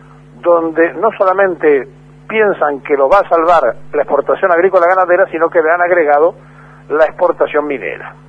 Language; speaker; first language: Spanish; native; Spanish